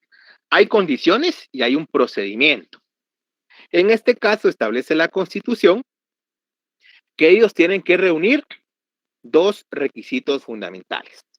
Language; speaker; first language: Spanish; native; Spanish